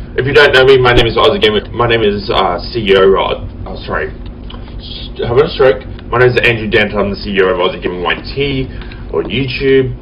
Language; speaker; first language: English; native; English